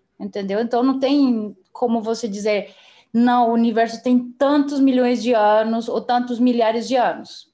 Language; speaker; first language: Portuguese; non-native, fluent; Spanish